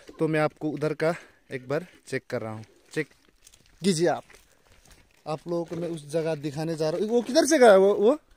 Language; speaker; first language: Hindi; non-native, local second language; Nepali